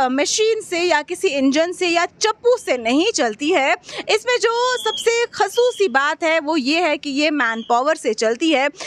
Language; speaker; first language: Hindi; non-native, local second language; Kashmiri